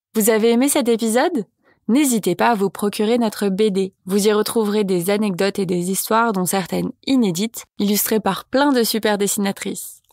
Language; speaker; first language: French; native; French